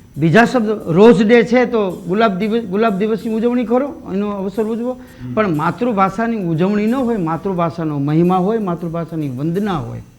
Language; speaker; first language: Gujarati; native; Gujarati